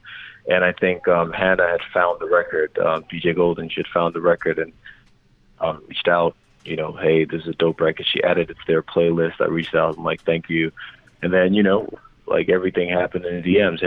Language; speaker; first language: English; non-native, local second language; Yoruba